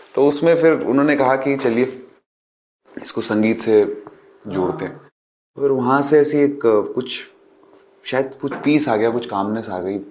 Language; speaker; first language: Hindi; native; Hindi